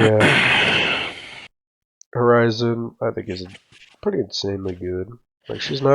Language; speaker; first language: English; native; English